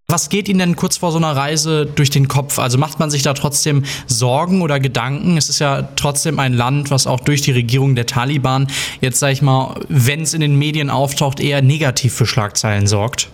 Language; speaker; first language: German; native; German